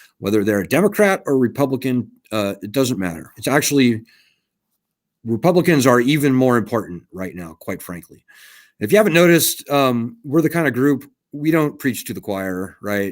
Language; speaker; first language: English; native; English